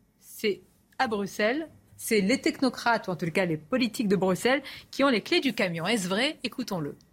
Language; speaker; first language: French; native; French